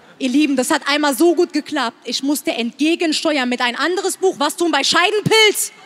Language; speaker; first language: German; early bilingual, other home language; Persian